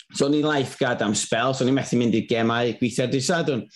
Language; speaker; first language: Welsh; native; Welsh